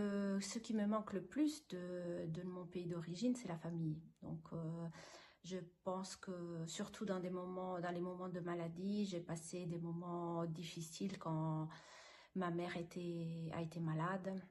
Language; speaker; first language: French; non-native, fluent; Italian